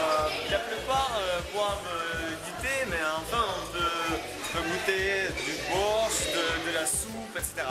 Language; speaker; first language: French; non-native, fluent; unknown